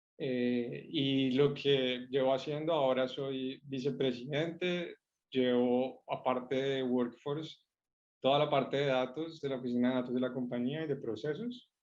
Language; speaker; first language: Spanish; native; Spanish